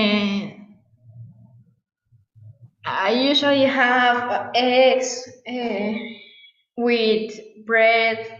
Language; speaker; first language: English; non-native, learner; Spanish